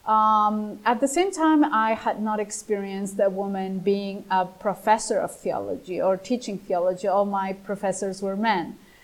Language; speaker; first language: English; non-native, fluent; Greek